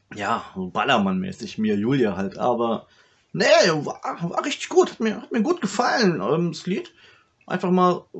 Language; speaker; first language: German; native; German